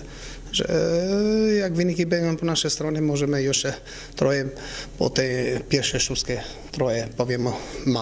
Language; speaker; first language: Polish; non-native, learner; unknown